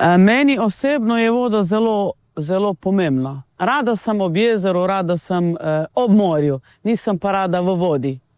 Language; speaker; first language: Slovenian; non-native, local second language; Romany